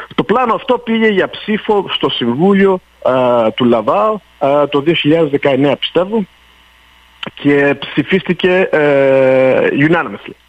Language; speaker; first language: Greek; early bilingual, heritage; Greek